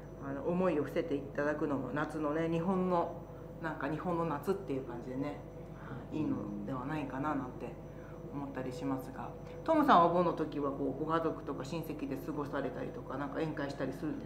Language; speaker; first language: Japanese; native; Japanese